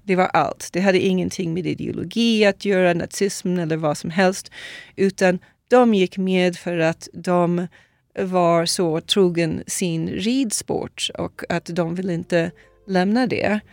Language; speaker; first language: Swedish; non-native, fluent; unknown